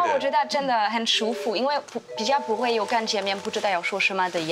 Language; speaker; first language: Chinese; non-native, fluent; French